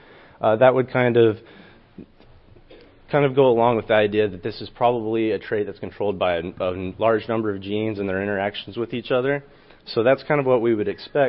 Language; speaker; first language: English; native; English